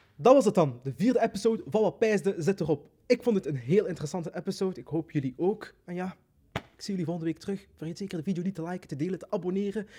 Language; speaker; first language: Dutch; early bilingual, other home language; Arabic